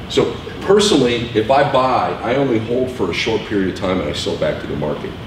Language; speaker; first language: English; native; English